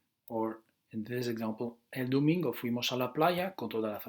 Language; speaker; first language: Spanish; non-native, fluent; Dutch